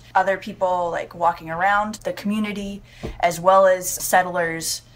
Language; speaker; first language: English; native; English